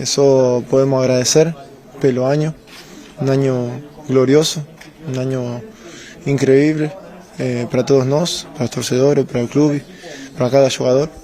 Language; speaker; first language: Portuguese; non-native, learner; Spanish